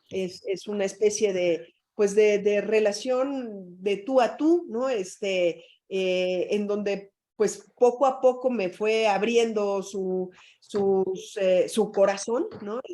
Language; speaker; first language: Spanish; native; Spanish